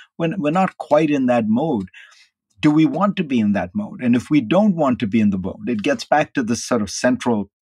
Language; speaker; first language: English; non-native, local second language; Hindi